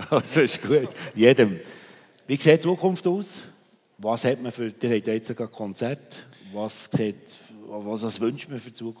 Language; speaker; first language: German; native; German